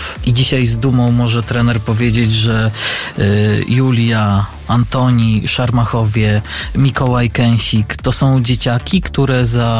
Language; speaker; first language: Polish; native; Polish